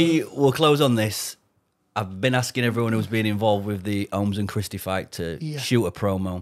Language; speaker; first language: English; native; English